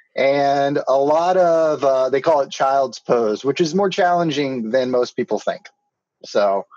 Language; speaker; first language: English; native; English